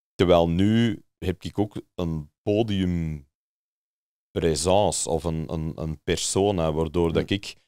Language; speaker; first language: Dutch; non-native, fluent; English